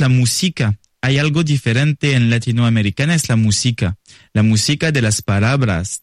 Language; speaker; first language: Spanish; non-native, learner; French